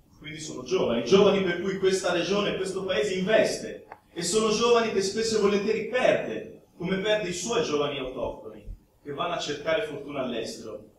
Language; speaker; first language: Italian; early bilingual, other home language; Albanian